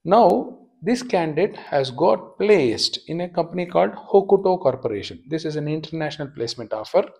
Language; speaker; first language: English; non-native, local second language; Kannada